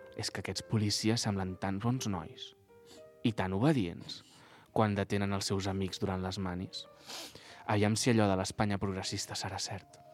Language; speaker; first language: Catalan; native; Catalan